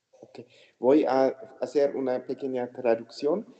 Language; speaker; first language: Spanish; non-native, learner; German